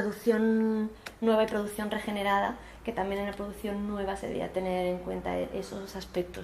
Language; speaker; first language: Spanish; native; Spanish